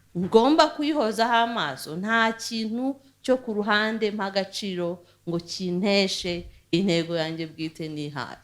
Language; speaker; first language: Kinyarwanda; early bilingual, heritage; Kinyarwanda